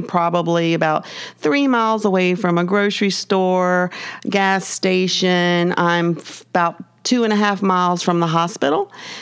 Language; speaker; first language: English; native; English